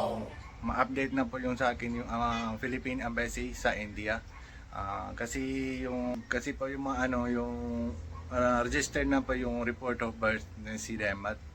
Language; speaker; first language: Filipino; non-native, learner; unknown